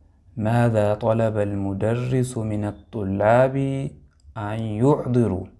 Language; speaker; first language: Arabic; non-native, fluent; Amharic